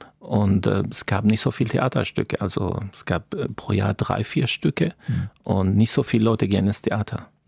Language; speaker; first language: German; non-native, fluent; Arabic